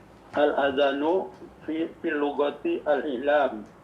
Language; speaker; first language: Arabic; non-native, fluent; Indonesian